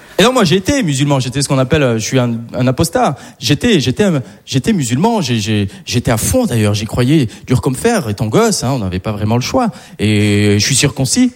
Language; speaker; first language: French; early bilingual, other home language; Arabic